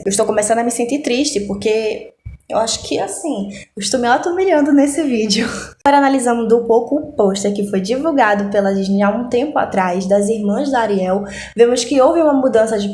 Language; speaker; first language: Portuguese; native; Portuguese